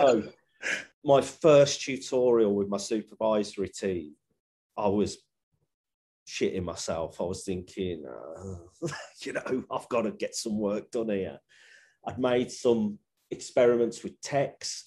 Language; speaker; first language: English; native; English